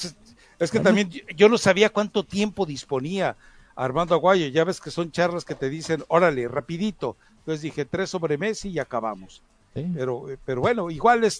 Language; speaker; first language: Spanish; native; Spanish